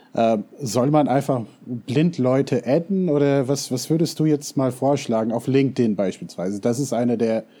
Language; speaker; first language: German; non-native, fluent; English